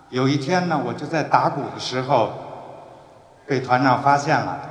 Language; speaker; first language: Chinese; native; Chinese